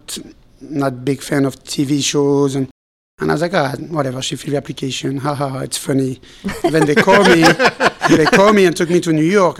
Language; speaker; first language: English; non-native, fluent; French